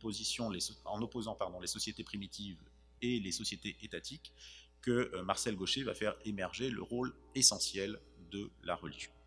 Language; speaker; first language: French; native; French